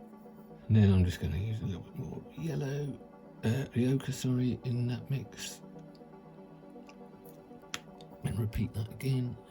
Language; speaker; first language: English; native; English